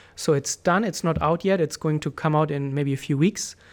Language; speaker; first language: English; non-native, fluent; German